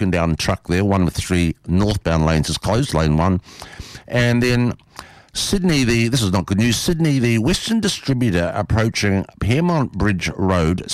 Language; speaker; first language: English; native; English